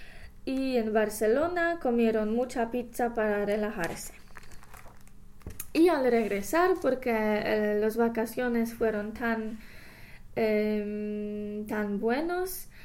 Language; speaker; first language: Spanish; non-native, fluent; English